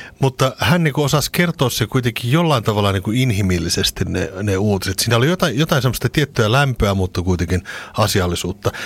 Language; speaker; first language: Finnish; native; Finnish